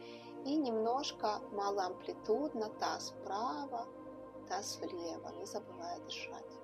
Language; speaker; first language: Russian; native; Russian